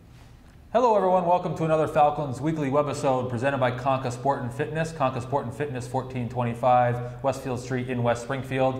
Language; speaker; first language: English; native; English